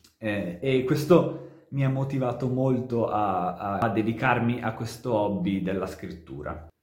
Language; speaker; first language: Italian; native; Italian